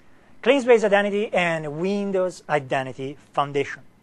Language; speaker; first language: English; non-native, fluent; Italian